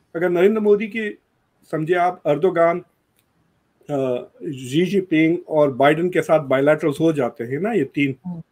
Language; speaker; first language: Hindi; non-native, local second language; Urdu